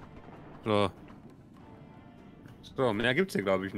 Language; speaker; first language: German; native; German